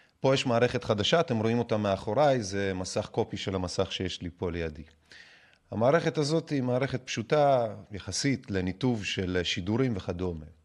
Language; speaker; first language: Hebrew; early bilingual, other home language; Russian